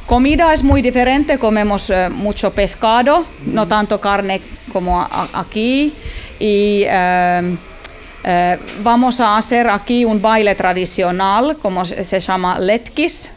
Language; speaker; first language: Spanish; non-native, learner; Finnish